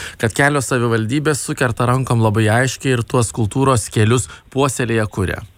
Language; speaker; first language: Lithuanian; native; Lithuanian